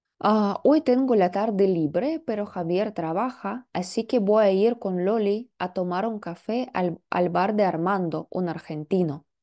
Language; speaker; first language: Spanish; non-native, fluent; Russian